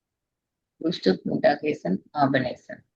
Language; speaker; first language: German; non-native, fluent; Tamil